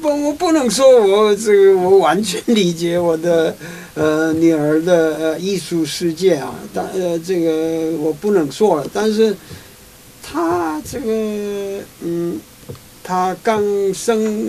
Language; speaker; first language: Chinese; non-native, fluent; Korean